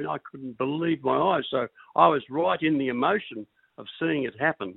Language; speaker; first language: English; native; English